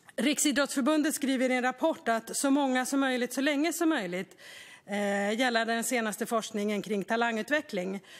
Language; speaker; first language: Swedish; native; Swedish